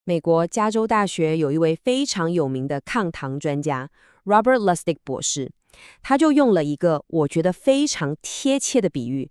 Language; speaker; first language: Chinese; native; Chinese